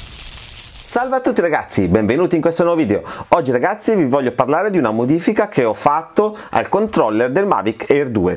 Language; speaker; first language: Italian; native; Italian